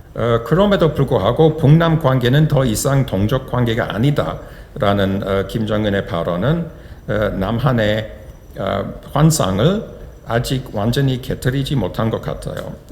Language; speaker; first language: Korean; non-native, fluent; English